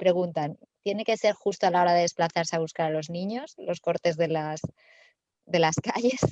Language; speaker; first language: Spanish; native; Spanish